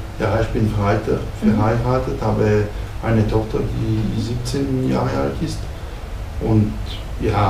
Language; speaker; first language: German; non-native, fluent; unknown